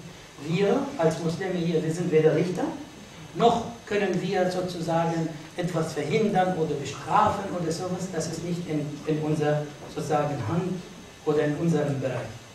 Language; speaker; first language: German; non-native, fluent; Arabic